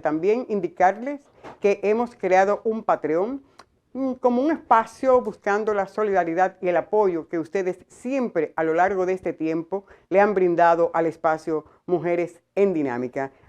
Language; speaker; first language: Spanish; native; Spanish